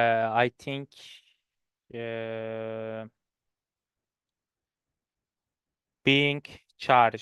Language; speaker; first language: English; non-native, learner; Turkish